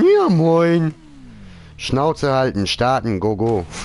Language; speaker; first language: German; native; German